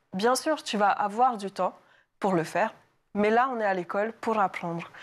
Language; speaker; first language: French; native; French